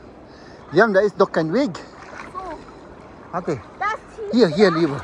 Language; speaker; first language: Filipino; native; Filipino